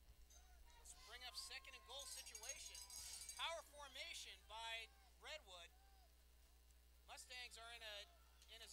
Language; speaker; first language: English; native; English